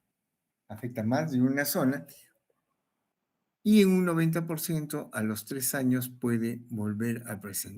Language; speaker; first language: Spanish; native; Spanish